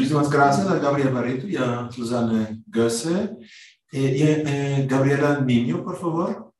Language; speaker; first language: Spanish; non-native, fluent; German